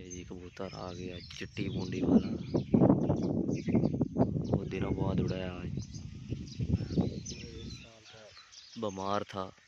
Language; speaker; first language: Hindi; non-native, local second language; Punjabi